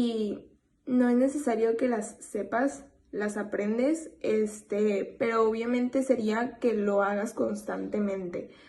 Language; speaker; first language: Spanish; native; Spanish